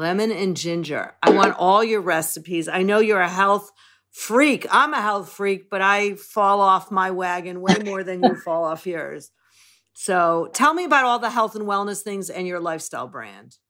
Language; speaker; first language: English; native; English